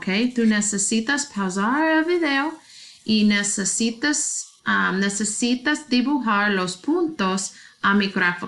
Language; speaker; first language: Spanish; non-native, learner; English